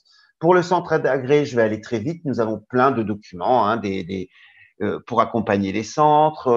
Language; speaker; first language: French; native; French